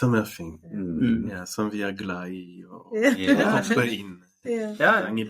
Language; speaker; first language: Norwegian; non-native, fluent; French